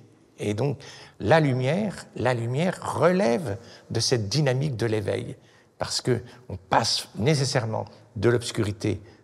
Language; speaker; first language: French; native; French